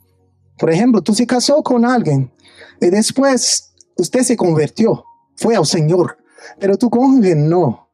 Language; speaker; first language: Spanish; non-native, fluent; Portuguese